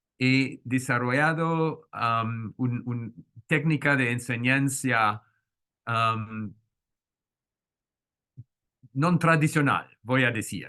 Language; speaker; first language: Spanish; non-native, fluent; French